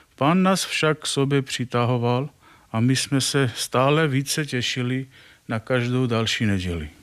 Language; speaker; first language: Czech; non-native, fluent; Armenian